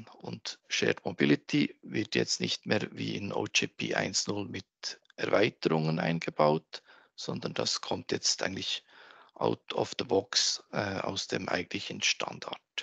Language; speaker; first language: German; native; German